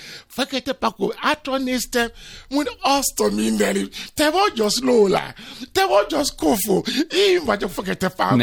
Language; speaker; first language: Hungarian; non-native, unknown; Yoruba